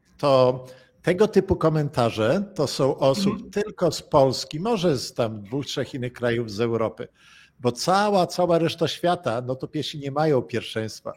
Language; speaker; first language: Polish; native; Polish